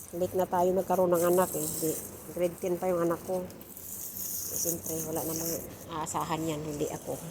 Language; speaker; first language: Filipino; non-native, local second language; Cebuano